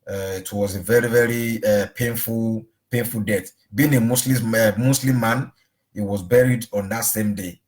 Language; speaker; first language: English; non-native, local second language; Yoruba